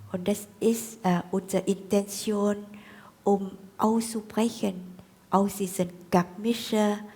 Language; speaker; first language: German; non-native, fluent; Vietnamese